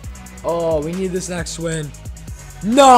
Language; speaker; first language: English; native; English